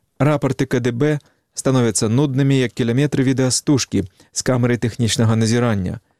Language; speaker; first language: Belarusian; native; Belarusian